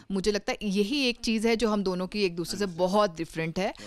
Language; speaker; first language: Hindi; native; Hindi